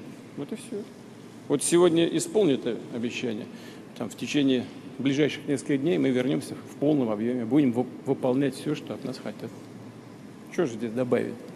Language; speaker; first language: Russian; native; Russian